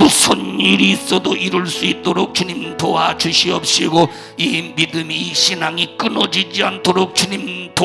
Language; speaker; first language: Korean; native; Korean